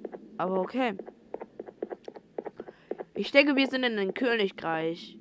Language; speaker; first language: German; non-native, learner; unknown